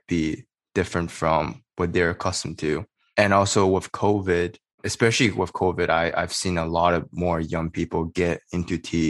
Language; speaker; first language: English; native; English